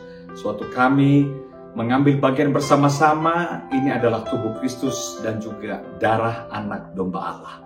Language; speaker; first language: Indonesian; native; Indonesian